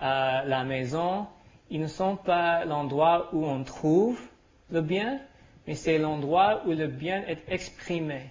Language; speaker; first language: French; non-native, learner; English